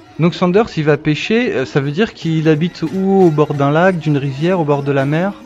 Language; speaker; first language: French; native; French